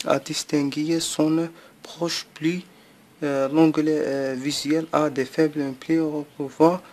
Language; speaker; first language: French; non-native, local second language; Arabic